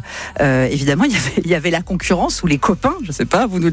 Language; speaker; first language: French; native; French